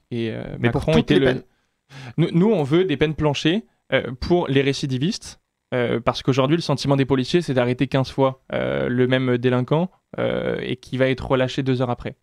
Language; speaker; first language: French; native; French